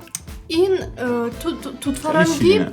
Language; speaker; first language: Persian; non-native, learner; Russian